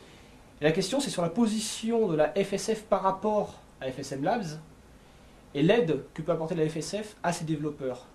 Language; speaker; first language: French; native; French